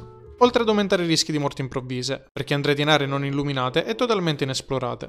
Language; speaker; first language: Italian; native; Italian